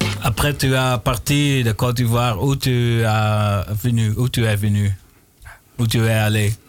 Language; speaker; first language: French; non-native, learner; Dutch